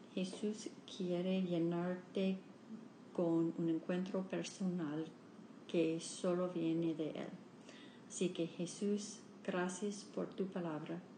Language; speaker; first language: Spanish; non-native, learner; English